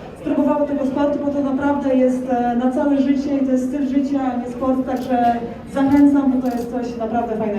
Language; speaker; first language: Polish; native; Polish